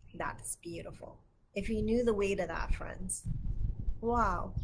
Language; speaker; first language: English; native; English